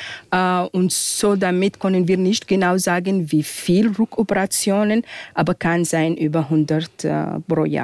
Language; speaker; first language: German; non-native, fluent; Arabic